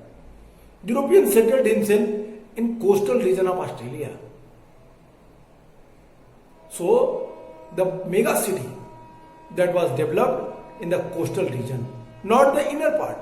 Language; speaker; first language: English; non-native, local second language; Hindi